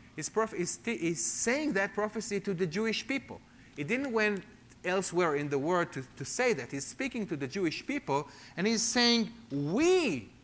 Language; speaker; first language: English; non-native, fluent; Hebrew